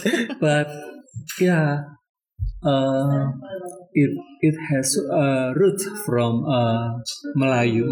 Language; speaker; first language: English; non-native, learner; Indonesian